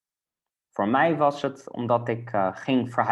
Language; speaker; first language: Dutch; non-native, fluent; Polish